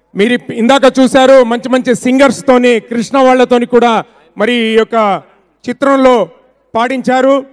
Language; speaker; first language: Telugu; native; Telugu